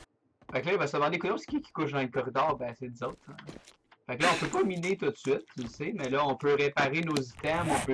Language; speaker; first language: French; native; French